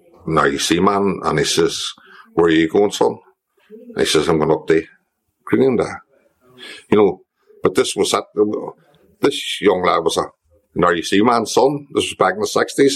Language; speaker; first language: English; native; English